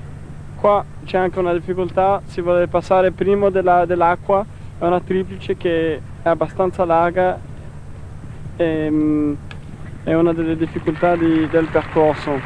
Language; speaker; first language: Italian; non-native, fluent; Portuguese